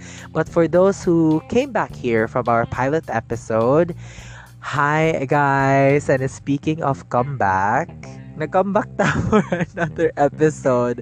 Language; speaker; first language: English; non-native, local second language; Cebuano